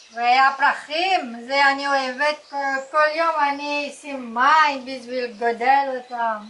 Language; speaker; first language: Hebrew; non-native, learner; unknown